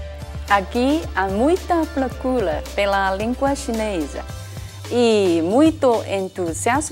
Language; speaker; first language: Portuguese; non-native, fluent; Chinese